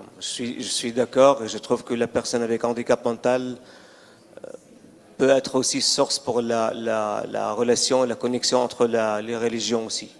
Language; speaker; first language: French; non-native, fluent; Arabic